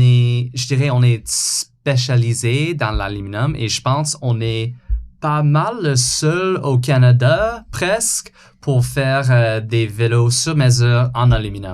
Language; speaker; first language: French; non-native, fluent; English